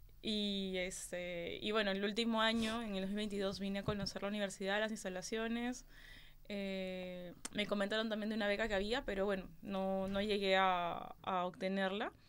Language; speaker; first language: Spanish; native; Spanish